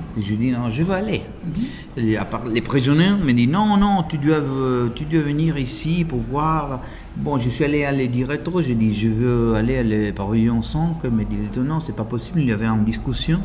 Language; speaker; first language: French; non-native, learner; Italian